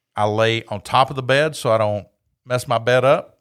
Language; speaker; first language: English; native; English